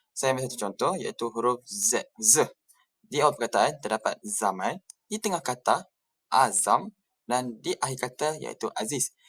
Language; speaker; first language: Malay; native; Malay